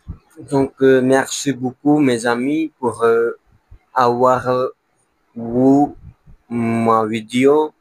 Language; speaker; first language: French; non-native, learner; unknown